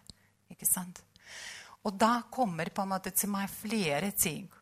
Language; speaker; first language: Norwegian; non-native, fluent; Russian